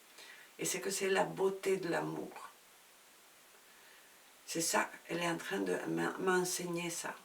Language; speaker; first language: French; non-native, fluent; Spanish